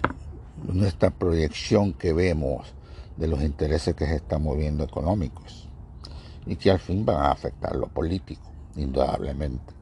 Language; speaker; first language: Spanish; native; Spanish